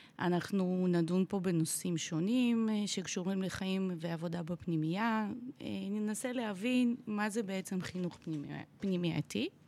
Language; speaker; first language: Hebrew; non-native, fluent; Russian